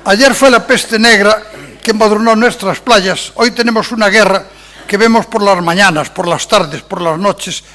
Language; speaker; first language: Spanish; non-native, local second language; Galician